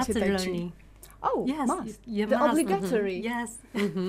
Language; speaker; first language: English; non-native, learner; Chinese